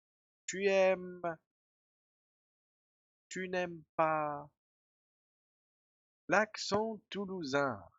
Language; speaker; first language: French; non-native, fluent; Spanish